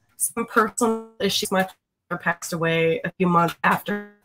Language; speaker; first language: English; native; English